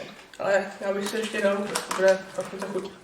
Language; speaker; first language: Czech; native; Czech